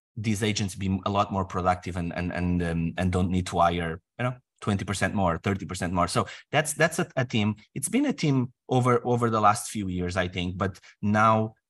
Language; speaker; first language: English; non-native, fluent; Portuguese